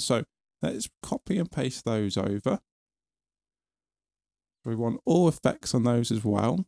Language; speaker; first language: English; native; English